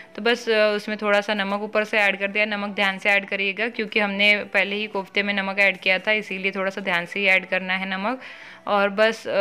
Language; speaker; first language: Hindi; non-native, local second language; Marathi